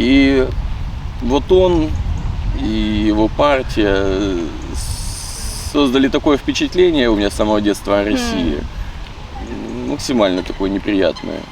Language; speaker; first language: Russian; native; Russian